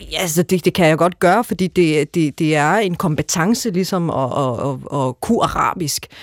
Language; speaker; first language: Danish; early bilingual, other home language; Arabic